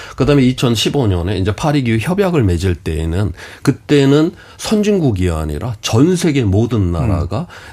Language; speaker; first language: Korean; native; Korean